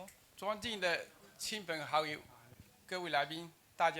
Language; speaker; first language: Chinese; native; Chinese